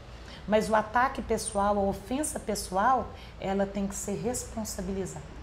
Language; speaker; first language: Portuguese; native; Portuguese